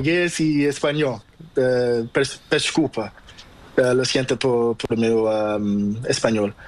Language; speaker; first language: Spanish; non-native, local second language; Portuguese